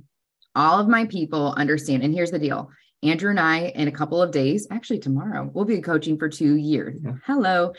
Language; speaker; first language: English; native; English